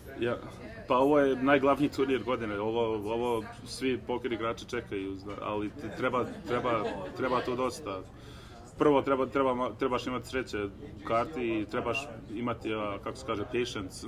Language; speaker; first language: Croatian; early bilingual, heritage; Serbian